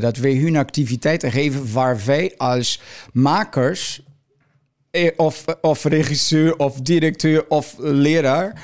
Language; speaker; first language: Dutch; non-native, fluent; Portuguese